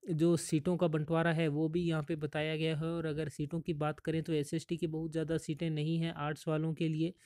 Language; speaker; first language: Hindi; native; Hindi